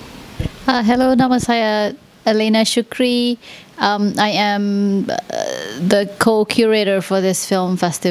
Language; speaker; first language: English; non-native, fluent; Indonesian